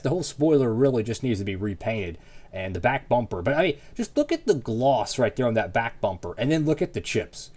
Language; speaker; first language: English; native; English